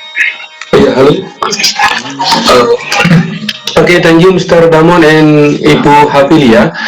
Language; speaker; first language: English; non-native, learner; Indonesian